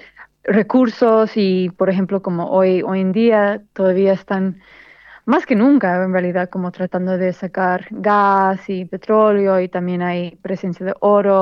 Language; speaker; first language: Spanish; early bilingual, heritage; Spanish